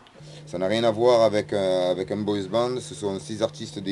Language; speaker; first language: French; native; French